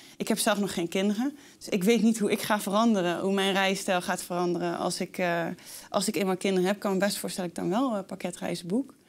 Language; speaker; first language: Dutch; native; Dutch